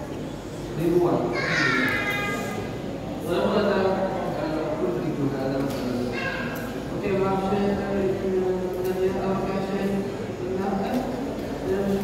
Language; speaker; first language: Indonesian; non-native, learner; Arabic